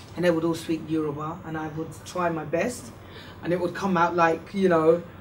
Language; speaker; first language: English; native; English